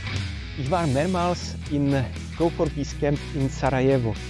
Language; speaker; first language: German; non-native, fluent; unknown